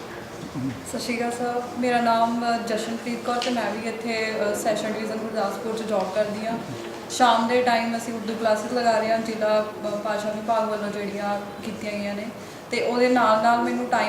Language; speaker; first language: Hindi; non-native, local second language; Punjabi